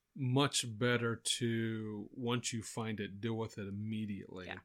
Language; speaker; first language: English; native; English